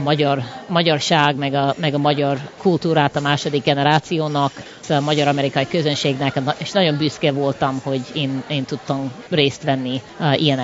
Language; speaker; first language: Hungarian; early bilingual, heritage; Hungarian